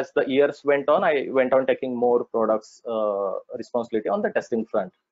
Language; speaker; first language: English; non-native, local second language; Marathi